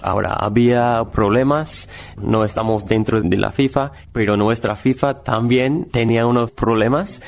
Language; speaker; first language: Spanish; non-native, fluent; English